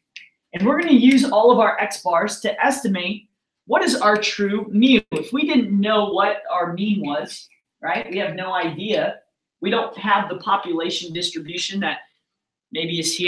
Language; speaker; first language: English; native; English